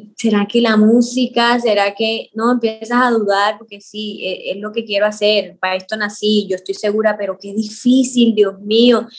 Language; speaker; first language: Spanish; native; Spanish